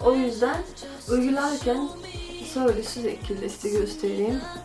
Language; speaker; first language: Turkish; non-native, fluent; Nepali